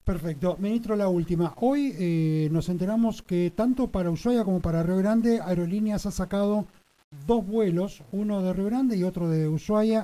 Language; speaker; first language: Spanish; native; Spanish